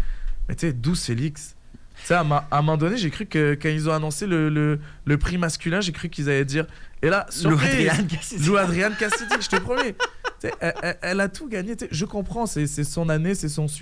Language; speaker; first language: French; native; French